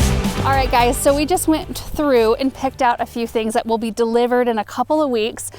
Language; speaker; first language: English; native; English